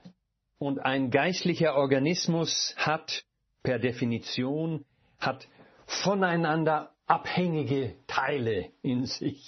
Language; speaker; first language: German; non-native, fluent; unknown